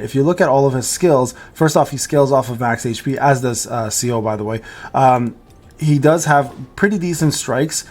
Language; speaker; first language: English; native; English